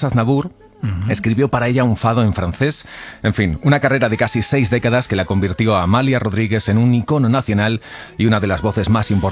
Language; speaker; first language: Spanish; native; Spanish